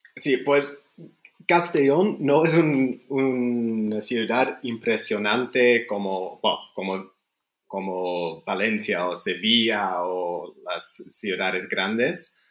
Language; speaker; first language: Spanish; non-native, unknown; Dutch